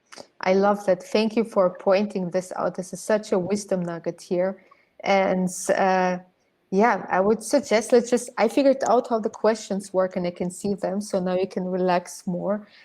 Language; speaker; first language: English; non-native, fluent; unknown